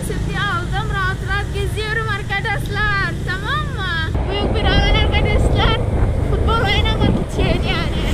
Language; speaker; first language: Turkish; non-native, learner; Javanese